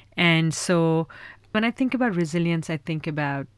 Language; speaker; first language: English; non-native, local second language; Urdu